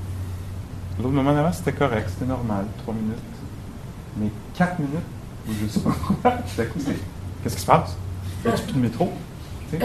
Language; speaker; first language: French; native; French